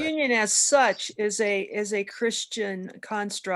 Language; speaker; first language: English; native; English